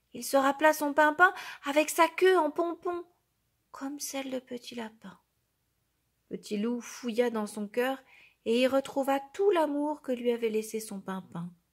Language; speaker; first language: French; native; French